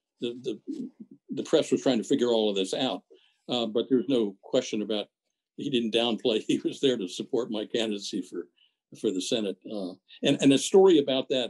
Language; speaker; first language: English; native; English